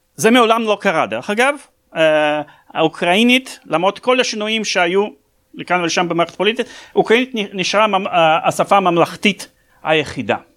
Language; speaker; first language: Hebrew; non-native, fluent; Russian